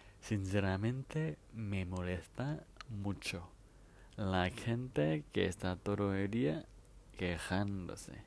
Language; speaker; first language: Spanish; non-native, fluent; Thai